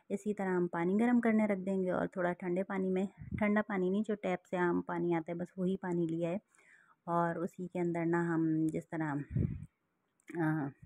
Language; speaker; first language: Urdu; native; Urdu